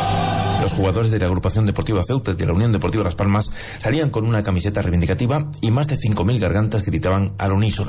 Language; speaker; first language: Spanish; native; Spanish